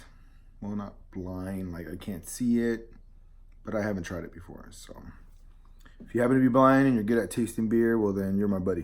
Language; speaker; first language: English; native; English